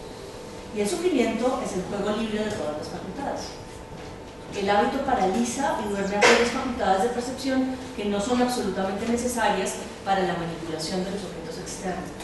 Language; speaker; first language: Spanish; native; Spanish